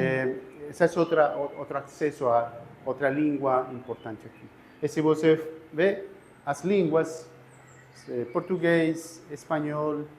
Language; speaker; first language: Portuguese; non-native, fluent; Spanish